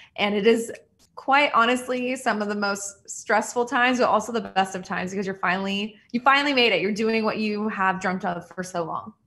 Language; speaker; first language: English; native; English